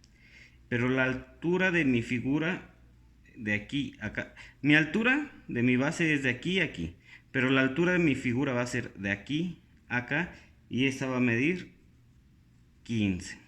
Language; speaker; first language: Spanish; native; Spanish